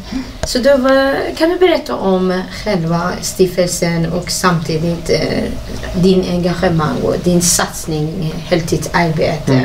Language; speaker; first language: Swedish; non-native, fluent; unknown